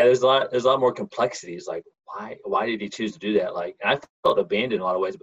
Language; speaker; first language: English; native; English